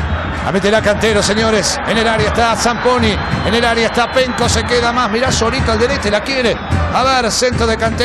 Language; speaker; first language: Spanish; native; Spanish